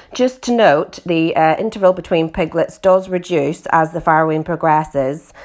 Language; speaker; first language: English; native; English